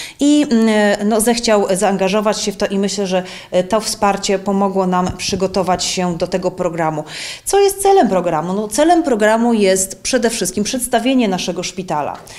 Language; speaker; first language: Polish; native; Polish